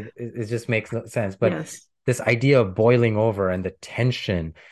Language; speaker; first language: English; non-native, local second language; Gujarati